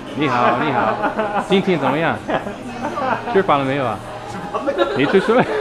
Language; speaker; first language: Chinese; non-native, learner; English